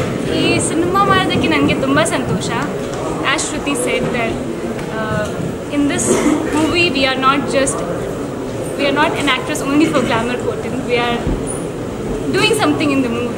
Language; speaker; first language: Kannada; non-native, learner; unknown